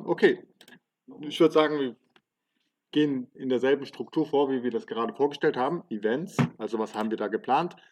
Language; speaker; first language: German; early bilingual, other home language; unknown